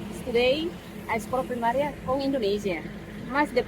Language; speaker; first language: Portuguese; non-native, learner; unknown